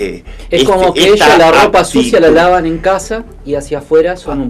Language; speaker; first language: Spanish; native; Spanish